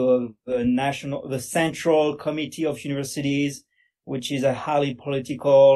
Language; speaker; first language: English; non-native, fluent; French